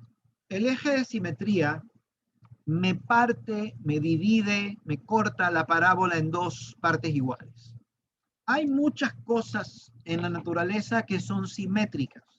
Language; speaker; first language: Spanish; native; Spanish